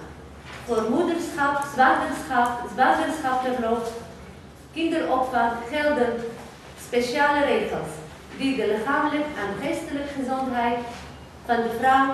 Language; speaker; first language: Dutch; non-native, fluent; Arabic